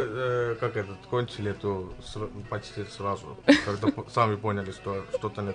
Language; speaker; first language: Russian; non-native, learner; Estonian